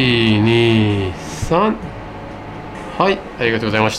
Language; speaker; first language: Japanese; non-native, learner; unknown